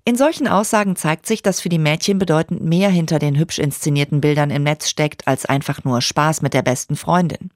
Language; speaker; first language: German; native; German